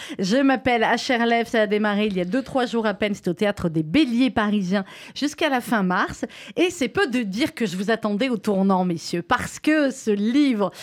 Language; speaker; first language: French; native; French